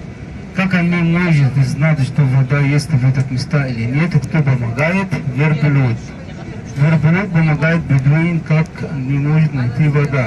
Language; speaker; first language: Russian; non-native, fluent; Arabic